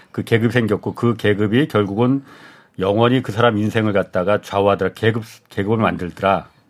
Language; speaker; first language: Korean; native; Korean